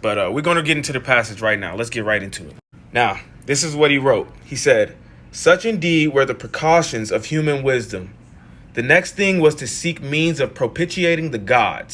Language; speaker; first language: English; native; English